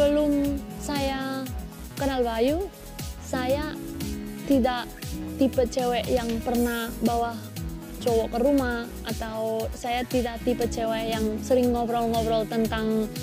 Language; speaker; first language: Indonesian; non-native, fluent; Spanish